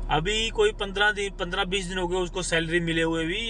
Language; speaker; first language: Hindi; non-native, local second language; Punjabi